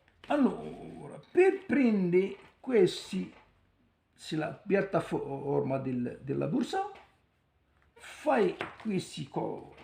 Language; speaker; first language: Italian; non-native, learner; Arabic